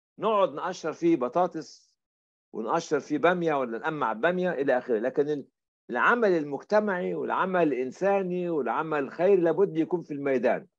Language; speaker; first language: Arabic; native; Arabic